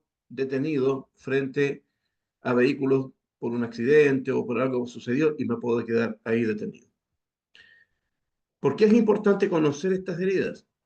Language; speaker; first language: Spanish; native; Spanish